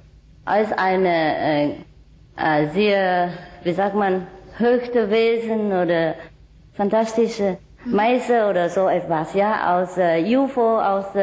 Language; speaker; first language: German; non-native, learner; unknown